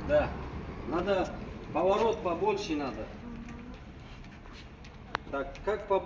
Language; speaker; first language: Russian; non-native, local second language; Uzbek